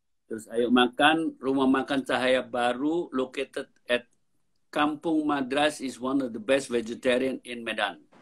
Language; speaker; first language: English; non-native, fluent; Indonesian